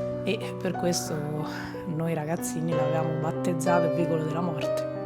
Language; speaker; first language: Italian; native; Italian